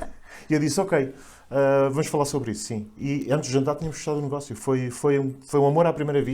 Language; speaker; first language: Portuguese; native; Portuguese